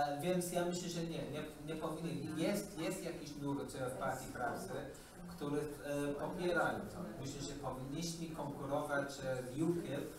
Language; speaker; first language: Polish; non-native, learner; English